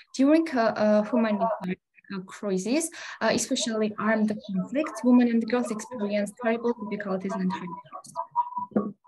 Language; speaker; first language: English; non-native, learner; Georgian